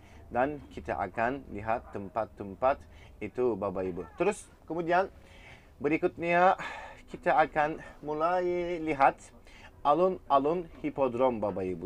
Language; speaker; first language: Indonesian; non-native, fluent; Turkish